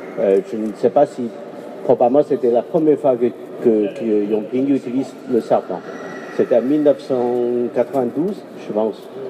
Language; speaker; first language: French; non-native, fluent; Chinese